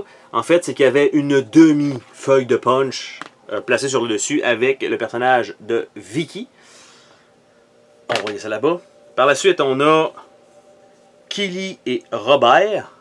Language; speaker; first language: French; native; French